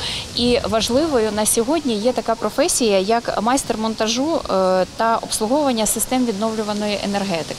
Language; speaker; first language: Ukrainian; native; Ukrainian